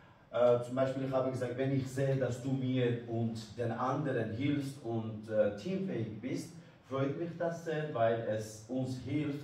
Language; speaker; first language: German; non-native, learner; Kurdish